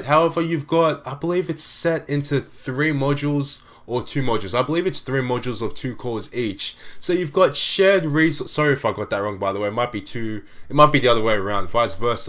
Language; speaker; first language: English; native; English